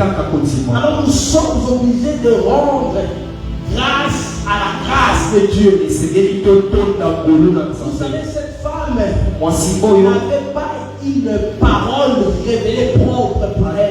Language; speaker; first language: French; non-native, local second language; Lingala